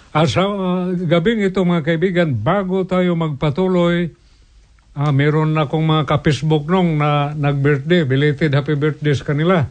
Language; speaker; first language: Filipino; non-native, local second language; Cebuano